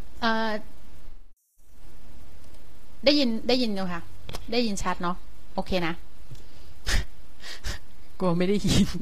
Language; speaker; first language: Thai; non-native, fluent; Chinese